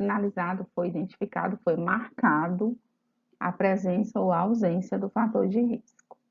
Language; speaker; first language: Portuguese; native; Portuguese